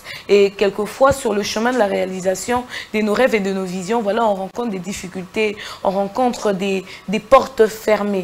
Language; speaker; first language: French; non-native, local second language; Lingala